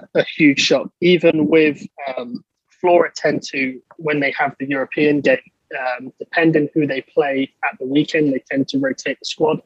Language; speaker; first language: English; native; English